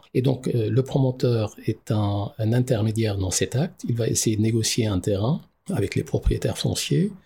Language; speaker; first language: French; non-native, local second language; Arabic